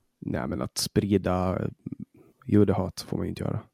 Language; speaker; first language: Swedish; native; Swedish